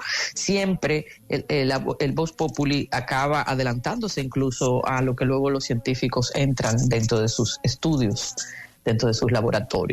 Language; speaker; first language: Spanish; native; Spanish